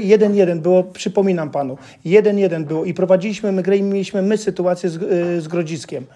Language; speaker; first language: Polish; non-native, fluent; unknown